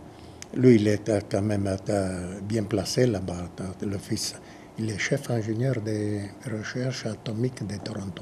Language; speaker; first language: French; non-native, fluent; Croatian